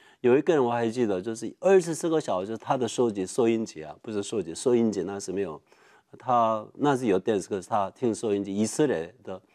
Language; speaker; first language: Chinese; non-native, fluent; Korean